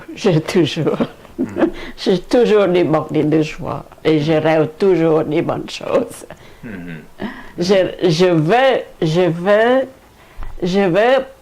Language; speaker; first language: French; non-native, fluent; Khmer